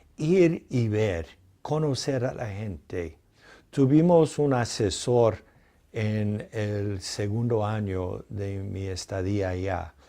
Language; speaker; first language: Spanish; non-native, fluent; English